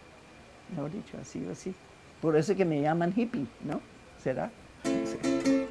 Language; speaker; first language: Spanish; non-native, fluent; English